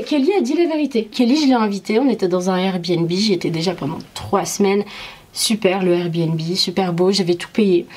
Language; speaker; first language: French; early bilingual, other home language; Arabic